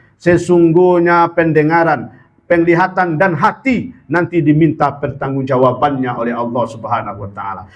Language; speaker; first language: Malay; non-native, local second language; Minangkabau